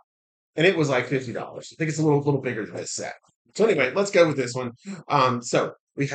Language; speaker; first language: English; native; English